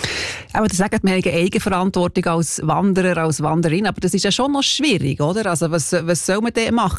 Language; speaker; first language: German; native; German